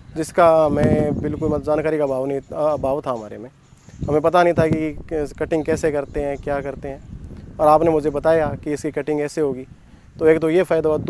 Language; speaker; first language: Hindi; native; Hindi